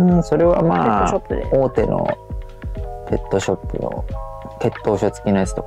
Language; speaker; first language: Japanese; native; Japanese